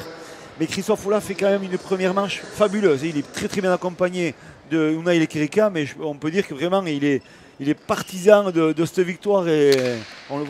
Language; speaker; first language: French; native; French